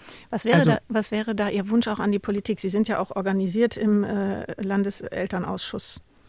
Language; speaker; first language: German; native; German